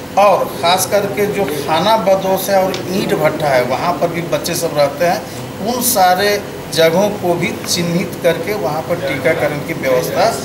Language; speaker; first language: Hindi; native; Hindi